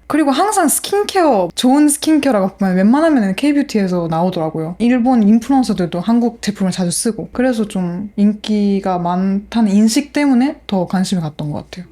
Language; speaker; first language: Korean; non-native, fluent; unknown